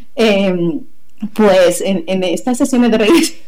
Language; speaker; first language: Spanish; native; Spanish